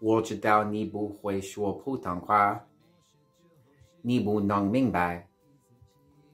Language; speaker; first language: Chinese; non-native, learner; English